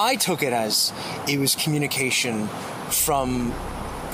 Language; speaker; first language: English; native; English